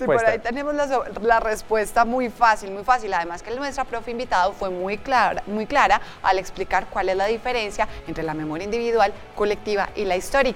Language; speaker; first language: Spanish; native; Spanish